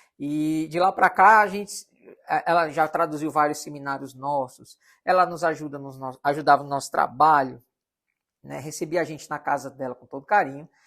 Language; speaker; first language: Portuguese; native; Portuguese